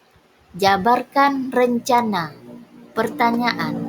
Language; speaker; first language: Indonesian; native; Indonesian